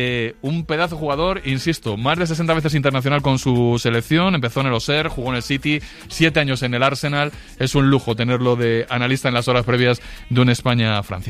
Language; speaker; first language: Spanish; native; Spanish